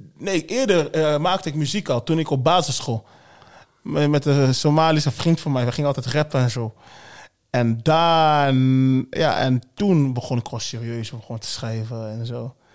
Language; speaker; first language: Dutch; early bilingual, other home language; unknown